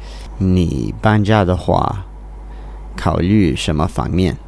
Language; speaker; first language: Chinese; non-native, learner; English